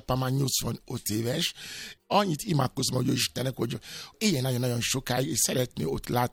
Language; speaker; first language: Hungarian; non-native, fluent; Yoruba